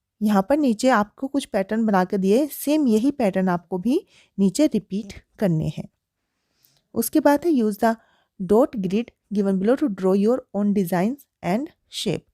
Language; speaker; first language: Hindi; native; Hindi